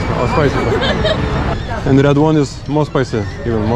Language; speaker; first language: English; non-native, learner; Lithuanian